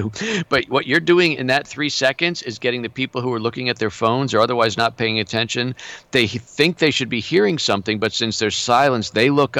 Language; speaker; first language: English; native; English